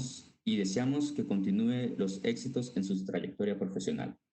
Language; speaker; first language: Spanish; native; Spanish